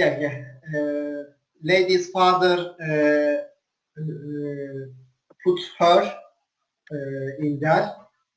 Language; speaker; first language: English; non-native, learner; Turkish